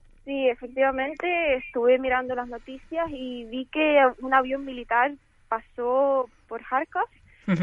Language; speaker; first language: Spanish; early bilingual, other home language; Ukrainian